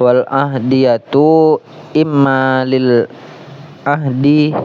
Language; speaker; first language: Arabic; non-native, learner; Indonesian